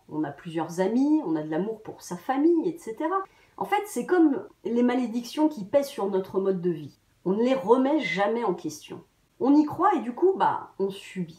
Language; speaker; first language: French; native; French